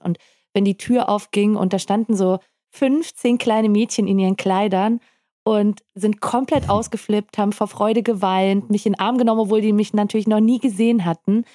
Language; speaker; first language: German; native; German